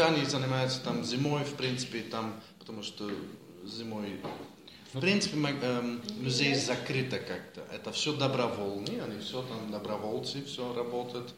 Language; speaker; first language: Russian; non-native, learner; Dutch